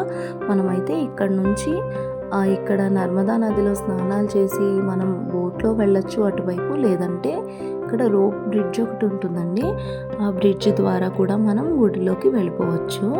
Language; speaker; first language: Telugu; native; Telugu